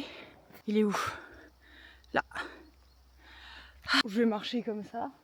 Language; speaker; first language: French; native; French